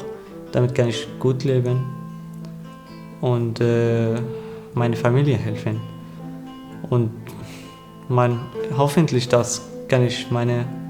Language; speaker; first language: German; non-native, learner; Arabic